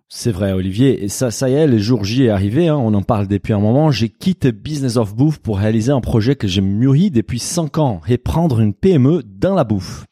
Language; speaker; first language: French; native; French